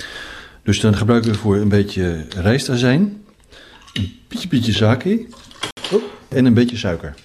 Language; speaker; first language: Dutch; native; Dutch